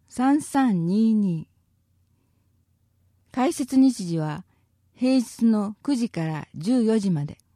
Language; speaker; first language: Japanese; native; Japanese